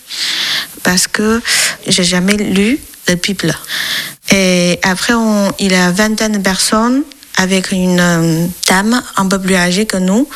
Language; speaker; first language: French; non-native, learner; Chinese